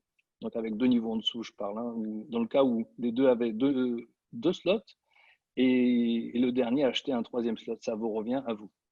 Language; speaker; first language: French; native; French